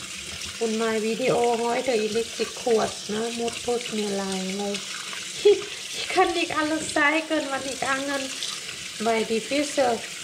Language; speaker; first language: German; non-native, learner; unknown